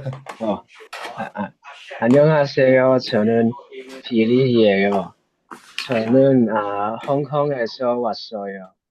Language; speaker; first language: Korean; non-native, learner; Cantonese